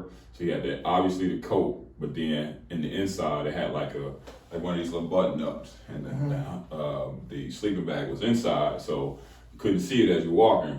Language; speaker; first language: English; native; English